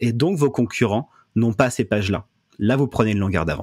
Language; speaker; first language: French; native; French